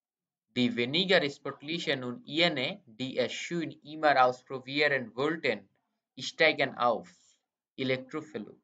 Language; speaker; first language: German; non-native, fluent; Bangla